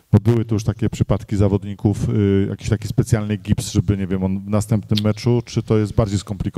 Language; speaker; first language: Polish; native; Polish